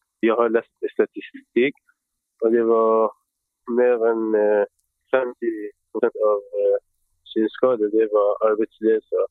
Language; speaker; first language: Swedish; non-native, fluent; Persian